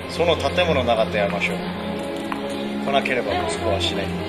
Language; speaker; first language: Japanese; non-native, learner; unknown